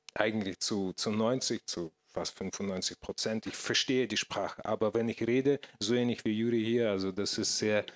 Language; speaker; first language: German; non-native, fluent; Russian